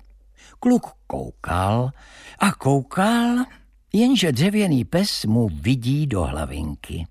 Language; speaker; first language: Czech; native; Czech